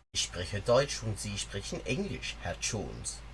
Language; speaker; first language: German; non-native, learner; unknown